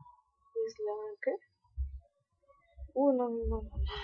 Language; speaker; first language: Spanish; native; Spanish